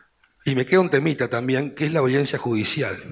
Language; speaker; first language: Spanish; native; Spanish